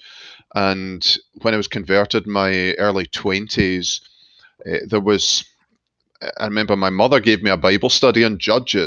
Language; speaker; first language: English; native; English